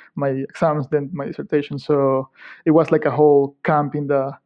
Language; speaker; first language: English; non-native, fluent; Spanish